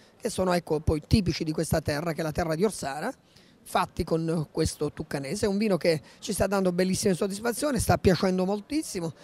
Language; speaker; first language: Italian; native; Italian